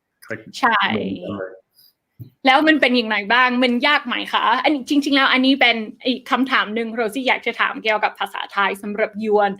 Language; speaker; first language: Thai; non-native, fluent; English